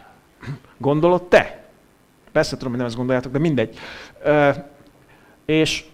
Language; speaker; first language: Hungarian; native; Hungarian